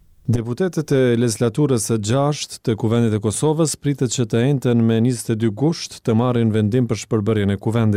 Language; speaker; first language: Albanian; native; Albanian